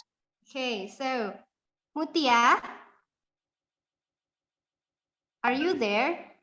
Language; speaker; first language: English; non-native, fluent; Indonesian